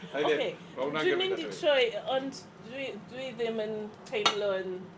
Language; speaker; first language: Welsh; non-native, learner; English